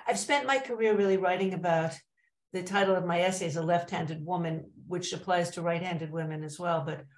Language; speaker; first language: English; native; English